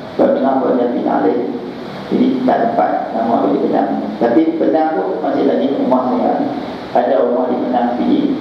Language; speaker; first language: Malay; native; Malay